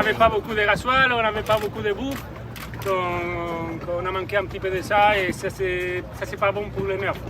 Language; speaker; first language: French; non-native, fluent; Spanish